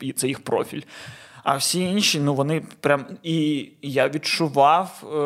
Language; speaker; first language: Ukrainian; non-native, local second language; Russian